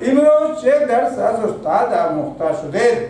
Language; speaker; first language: Persian; non-native, learner; Urdu